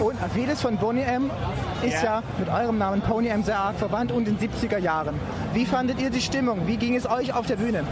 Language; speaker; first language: German; native; German